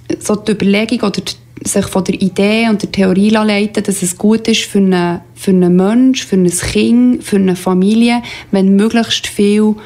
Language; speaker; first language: German; native; German